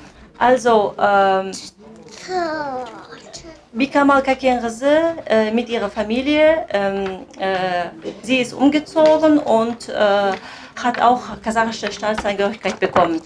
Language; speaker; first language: German; non-native, fluent; Kazakh